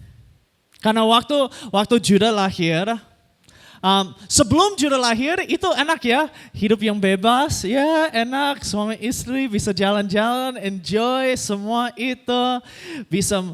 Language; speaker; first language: Indonesian; non-native, fluent; English